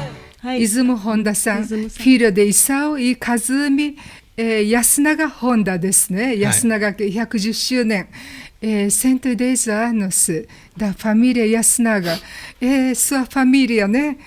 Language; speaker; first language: Portuguese; non-native, learner; Japanese